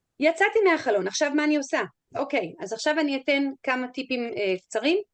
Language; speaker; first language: Hebrew; non-native, fluent; English